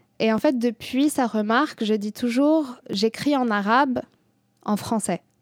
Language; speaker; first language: French; non-native, local second language; Arabic